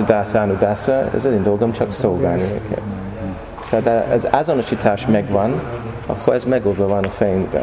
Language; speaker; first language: Hungarian; non-native, learner; English